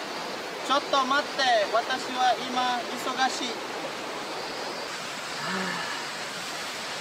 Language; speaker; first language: Japanese; non-native, learner; Malay